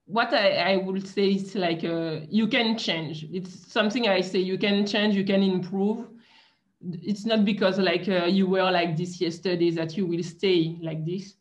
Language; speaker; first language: English; non-native, fluent; French